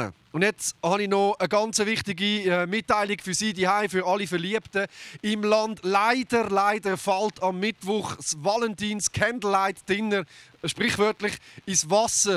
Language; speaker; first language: German; native; German